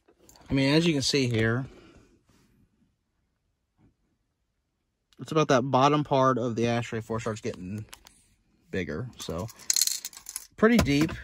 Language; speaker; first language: English; native; English